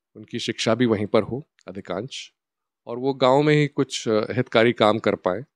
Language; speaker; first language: Hindi; native; Hindi